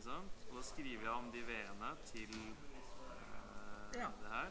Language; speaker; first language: Norwegian; native; Norwegian